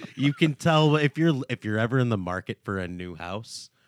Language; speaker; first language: English; native; English